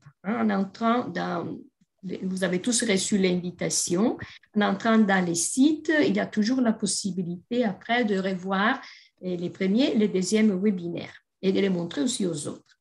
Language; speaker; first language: French; non-native, fluent; Italian